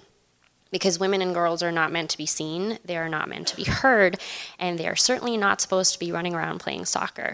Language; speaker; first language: English; non-native, local second language; Urdu